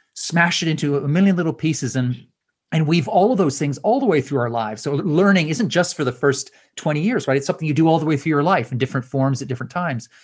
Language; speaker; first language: English; native; English